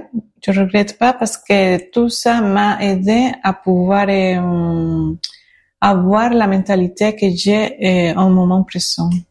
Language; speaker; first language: French; non-native, learner; Spanish